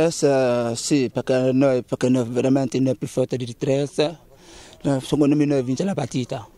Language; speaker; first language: Italian; non-native, learner; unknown